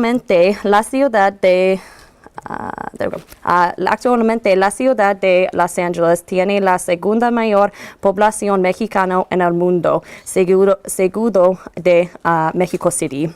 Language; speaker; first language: Spanish; non-native, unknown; English